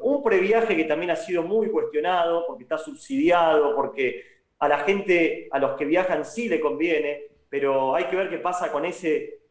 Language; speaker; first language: Spanish; native; Spanish